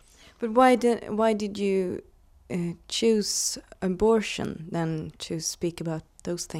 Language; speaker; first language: English; non-native, fluent; Swedish